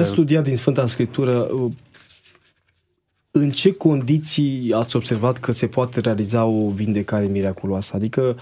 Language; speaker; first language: Romanian; native; Romanian